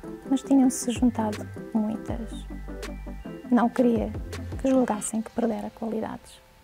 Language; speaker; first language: Portuguese; native; Portuguese